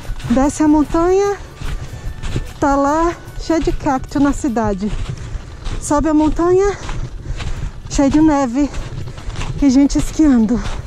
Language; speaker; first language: Portuguese; native; Portuguese